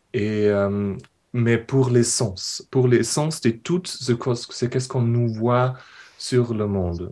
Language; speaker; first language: French; non-native, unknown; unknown